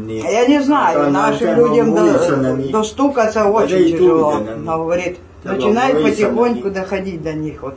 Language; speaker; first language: Russian; non-native, local second language; Ukrainian